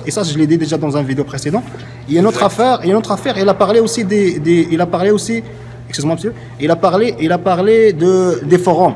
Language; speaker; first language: French; non-native, local second language; Arabic